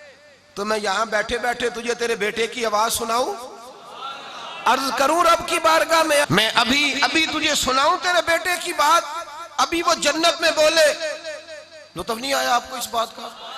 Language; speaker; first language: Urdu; non-native, local second language; Punjabi